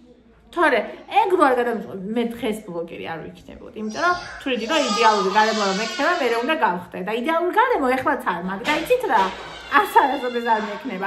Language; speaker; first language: Georgian; native; Georgian